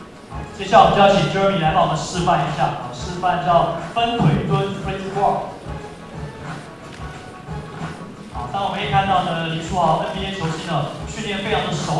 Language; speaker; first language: Chinese; native; Chinese